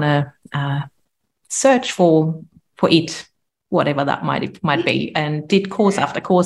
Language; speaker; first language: English; non-native, fluent; German